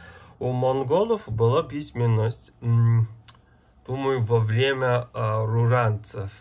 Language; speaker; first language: Russian; non-native, learner; Mongolian